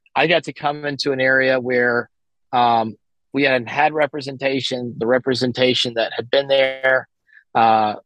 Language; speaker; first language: English; native; English